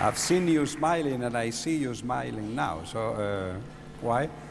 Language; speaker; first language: English; non-native, fluent; Italian